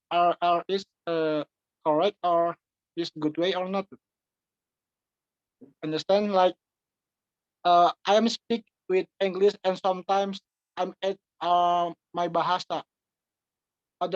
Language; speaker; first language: English; non-native, learner; Indonesian